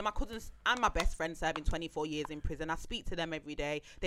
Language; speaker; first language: English; native; English